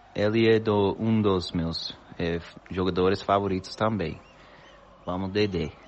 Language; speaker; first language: Portuguese; non-native, fluent; English